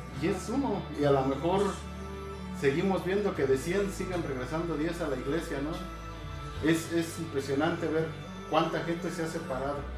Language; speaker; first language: Spanish; native; Spanish